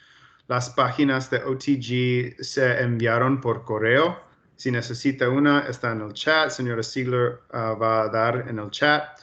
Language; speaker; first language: Spanish; early bilingual, heritage; Spanish